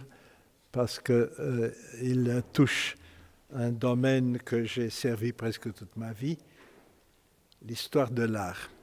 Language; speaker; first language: French; non-native, fluent; Romanian